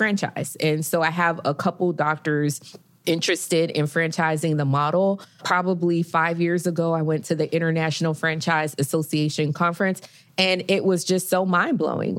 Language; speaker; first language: English; native; English